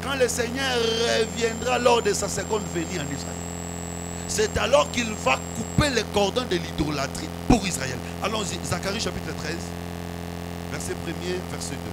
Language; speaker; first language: French; non-native, local second language; Lingala